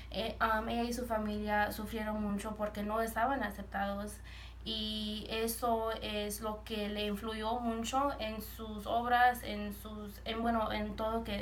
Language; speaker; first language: Spanish; early bilingual, heritage; Spanish